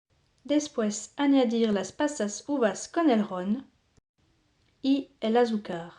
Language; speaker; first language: Spanish; non-native, learner; French